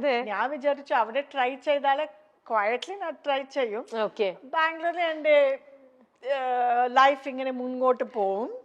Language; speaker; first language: Malayalam; non-native, local second language; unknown